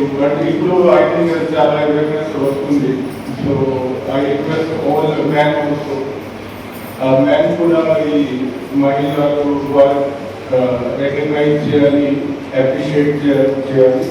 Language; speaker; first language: Telugu; non-native, fluent; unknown